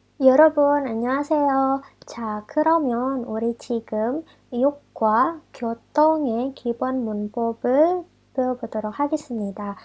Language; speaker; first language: Korean; non-native, fluent; Indonesian